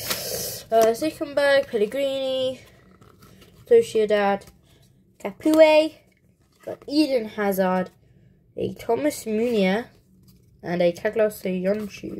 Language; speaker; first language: English; native; English